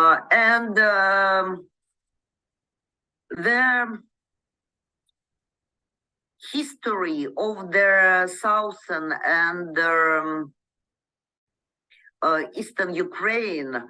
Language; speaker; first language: English; non-native, learner; Ukrainian